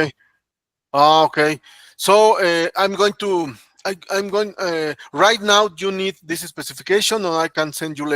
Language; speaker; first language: English; non-native, learner; Spanish